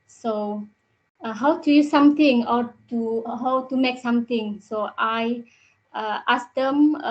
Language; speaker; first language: English; non-native, learner; Indonesian